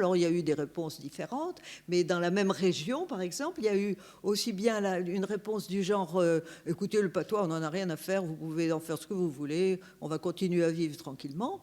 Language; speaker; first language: French; native; French